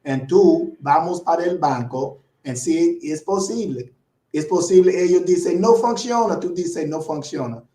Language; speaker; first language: Spanish; non-native, learner; English